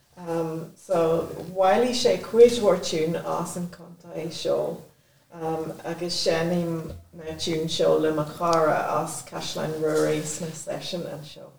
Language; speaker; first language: Irish; non-native, local second language; English